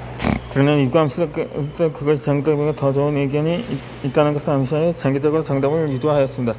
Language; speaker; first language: Korean; native; Korean